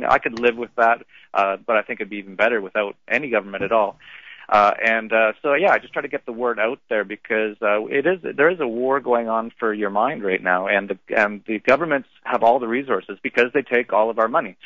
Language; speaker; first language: English; native; English